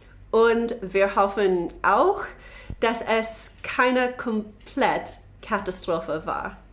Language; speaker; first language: German; non-native, learner; English